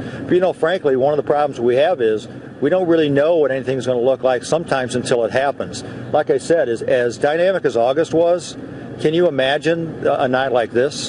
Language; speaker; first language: English; native; English